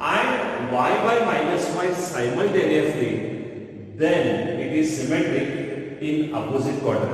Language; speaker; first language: English; non-native, local second language; Marathi